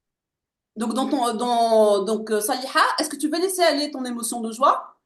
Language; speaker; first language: French; native; French